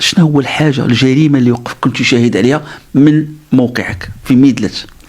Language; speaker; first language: Arabic; native; Arabic